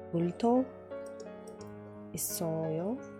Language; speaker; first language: Korean; non-native, learner; English